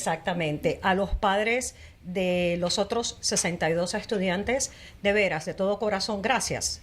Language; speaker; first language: Spanish; native; Spanish